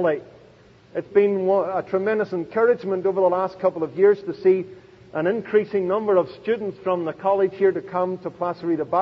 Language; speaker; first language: English; native; English